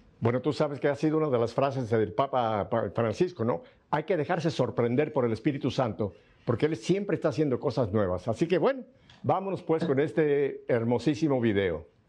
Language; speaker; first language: Spanish; native; Spanish